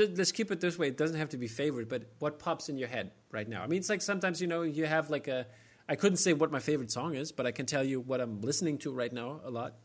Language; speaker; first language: English; non-native, fluent; German